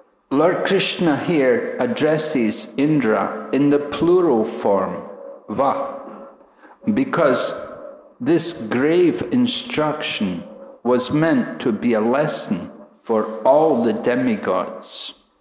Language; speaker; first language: English; native; English